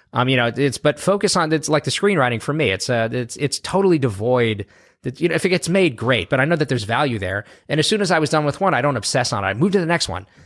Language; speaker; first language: English; native; English